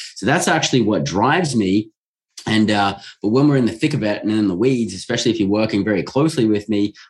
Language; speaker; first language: English; native; English